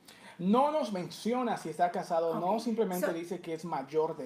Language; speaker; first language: Spanish; native; Spanish